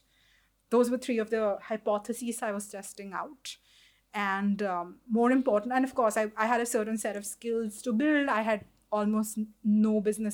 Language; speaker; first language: English; non-native, local second language; Hindi